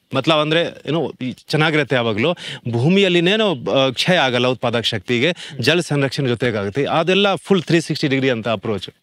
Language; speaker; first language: Kannada; non-native, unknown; Hindi